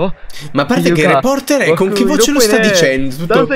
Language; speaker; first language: Italian; native; Italian